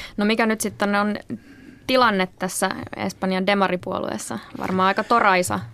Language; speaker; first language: Finnish; native; Finnish